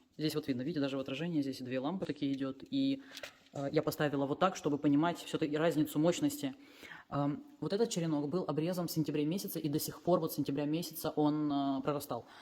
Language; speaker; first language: Russian; non-native, local second language; Ukrainian